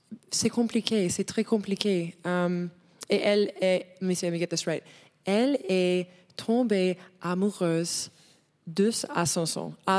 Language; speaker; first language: French; non-native, learner; English